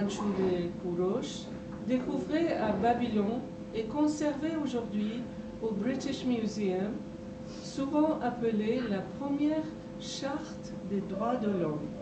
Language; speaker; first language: French; non-native, fluent; Persian